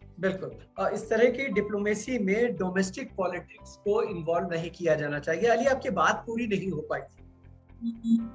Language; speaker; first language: Hindi; native; Hindi